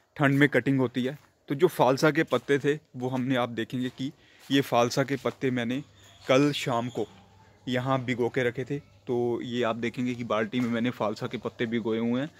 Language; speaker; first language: Hindi; non-native, local second language; Punjabi